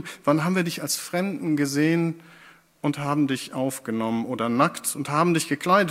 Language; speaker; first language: German; native; German